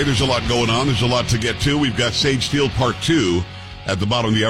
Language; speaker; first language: English; native; English